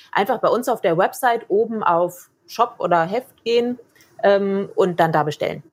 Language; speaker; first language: German; native; German